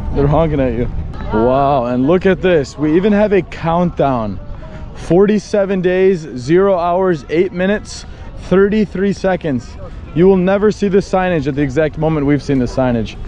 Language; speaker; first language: English; native; English